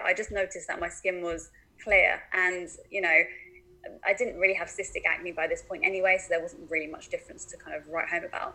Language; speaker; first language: English; native; English